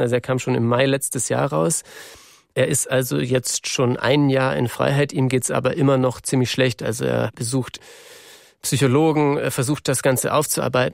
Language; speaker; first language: German; native; German